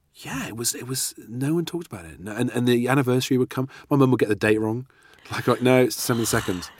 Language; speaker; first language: English; native; English